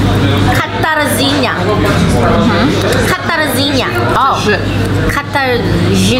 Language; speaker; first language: Polish; non-native, learner; Korean